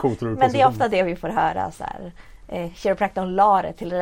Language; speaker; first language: Swedish; native; Swedish